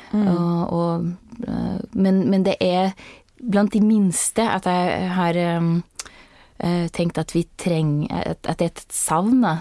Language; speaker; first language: Norwegian; non-native, fluent; Portuguese